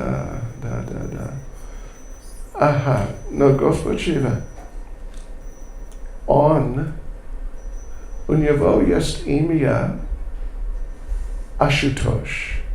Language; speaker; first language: Russian; non-native, learner; English